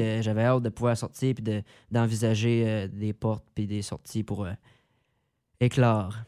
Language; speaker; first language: French; native; French